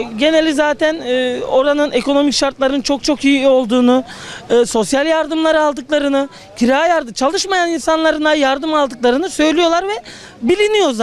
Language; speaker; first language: Turkish; native; Turkish